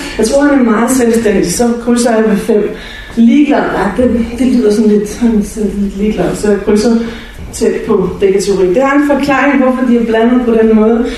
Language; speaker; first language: Danish; non-native, fluent; Bulgarian